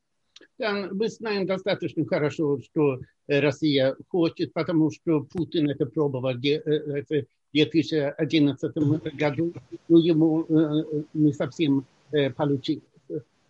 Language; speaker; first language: Russian; non-native, fluent; Swedish